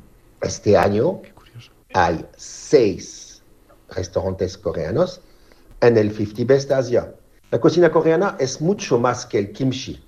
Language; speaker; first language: Spanish; non-native, fluent; French